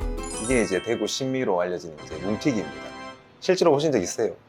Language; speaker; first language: Korean; native; Korean